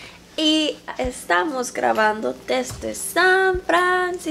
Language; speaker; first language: Spanish; native; Spanish